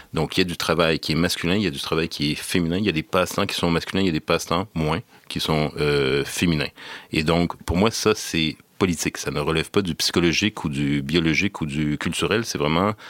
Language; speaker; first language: French; native; French